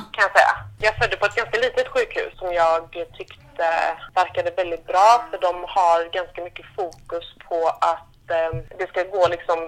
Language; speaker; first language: Swedish; native; Swedish